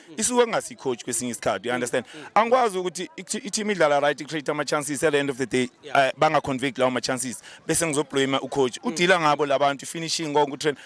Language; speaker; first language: Zulu; native; Zulu